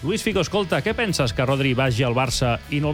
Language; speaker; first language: Catalan; native; Catalan